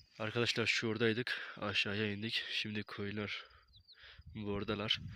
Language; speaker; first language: Turkish; non-native, local second language; Kurdish